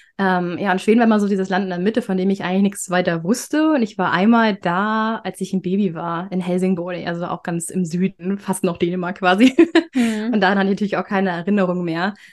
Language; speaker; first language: German; native; German